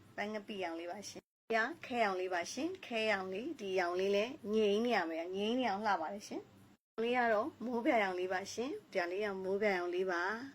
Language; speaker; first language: Burmese; native; Burmese